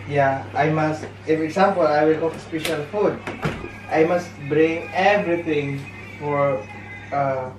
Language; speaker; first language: English; non-native, learner; Filipino